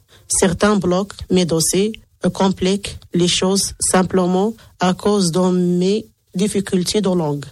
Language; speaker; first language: French; non-native, local second language; Arabic